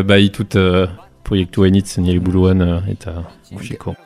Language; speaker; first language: Basque; non-native, fluent; Italian